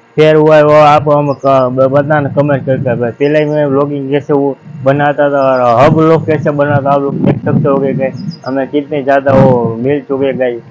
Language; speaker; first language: Hindi; non-native, local second language; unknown